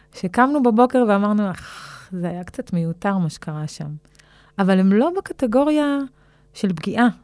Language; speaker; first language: Hebrew; native; Hebrew